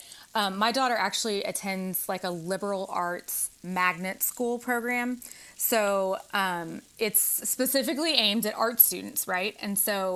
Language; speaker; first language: English; native; English